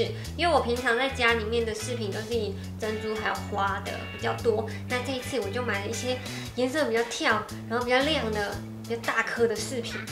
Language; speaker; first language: Chinese; native; Chinese